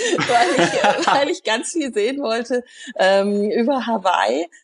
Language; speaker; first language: German; native; German